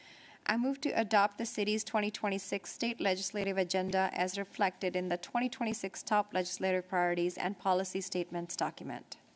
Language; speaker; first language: English; native; English